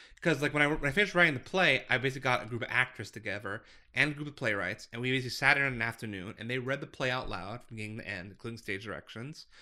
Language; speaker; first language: English; native; English